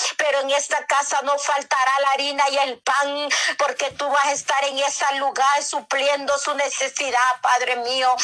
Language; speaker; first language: Spanish; native; Spanish